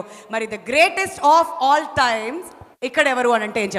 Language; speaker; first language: Telugu; native; Telugu